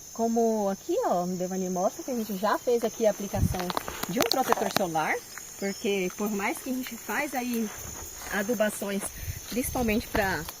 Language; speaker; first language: Portuguese; native; Portuguese